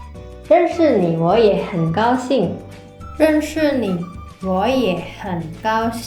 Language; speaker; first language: Chinese; non-native, fluent; Indonesian